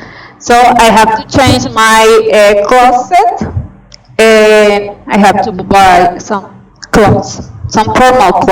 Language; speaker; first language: English; non-native, fluent; Spanish